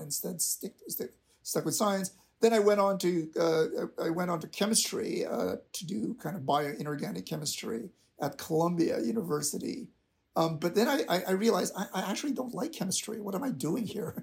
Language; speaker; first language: English; non-native, local second language; Filipino